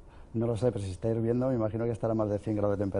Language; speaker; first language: Spanish; native; Spanish